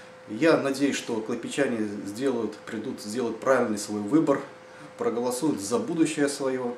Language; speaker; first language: Russian; native; Russian